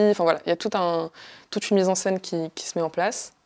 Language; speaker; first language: French; non-native, local second language; Arabic